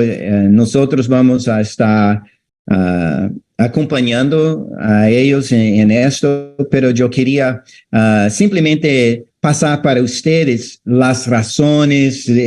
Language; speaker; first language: Spanish; non-native, fluent; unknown